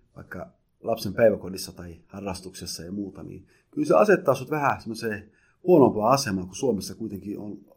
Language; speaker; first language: Finnish; early bilingual, other home language; Somali